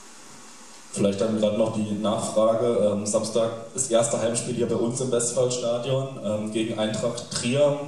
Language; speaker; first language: German; native; German